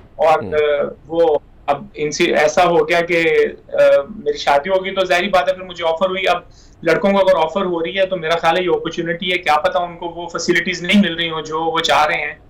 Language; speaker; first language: Urdu; non-native, local second language; Punjabi